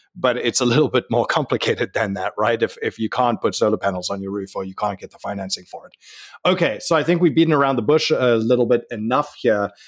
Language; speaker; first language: English; native; English